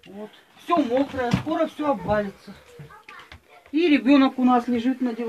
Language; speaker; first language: Russian; native; Russian